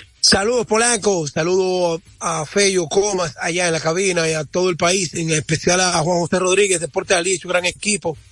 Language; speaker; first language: Spanish; native; Spanish